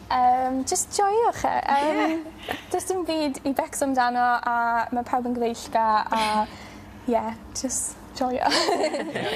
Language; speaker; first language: Welsh; non-native, local second language; English